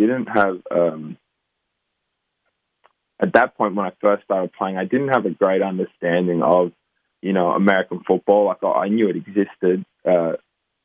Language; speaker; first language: English; native; English